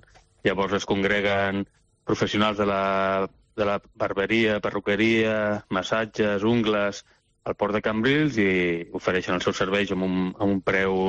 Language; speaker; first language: Catalan; native; Catalan